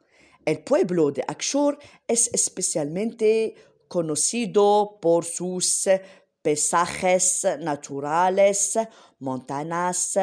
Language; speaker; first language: Spanish; non-native, learner; Arabic